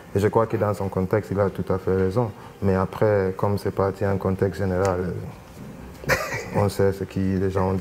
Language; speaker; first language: French; non-native, local second language; English